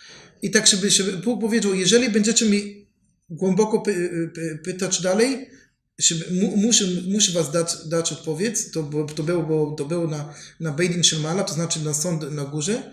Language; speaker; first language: Polish; non-native, learner; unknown